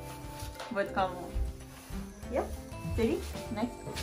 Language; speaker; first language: Indonesian; non-native, learner; Japanese